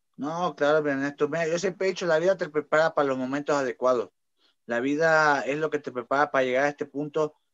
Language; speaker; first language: Spanish; native; Spanish